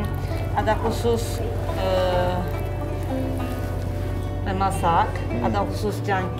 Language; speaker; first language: Indonesian; non-native, learner; Turkish